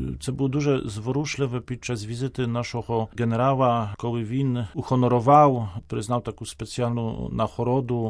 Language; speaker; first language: Ukrainian; non-native, fluent; Polish